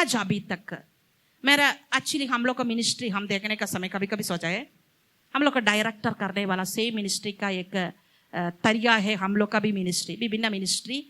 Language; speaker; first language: Hindi; non-native, local second language; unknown